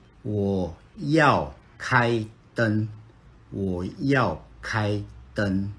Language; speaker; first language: Chinese; non-native, fluent; Filipino